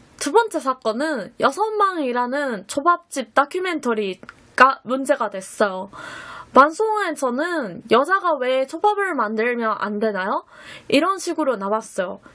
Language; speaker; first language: Korean; non-native, fluent; Japanese